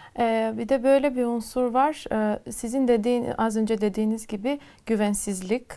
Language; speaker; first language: Turkish; non-native, fluent; Armenian